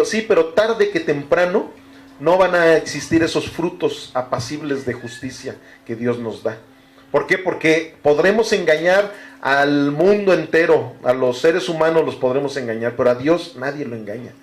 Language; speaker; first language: Spanish; native; Spanish